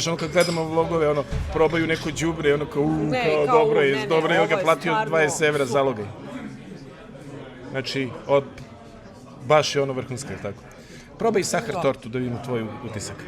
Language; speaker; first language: Serbian; native; Serbian